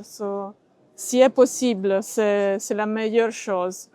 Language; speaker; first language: French; non-native, learner; Italian